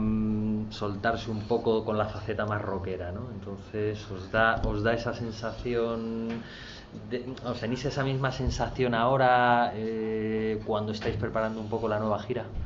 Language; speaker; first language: Spanish; native; Spanish